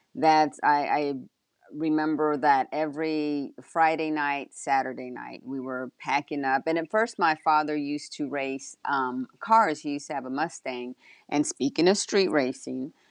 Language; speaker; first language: English; early bilingual, other home language; Spanish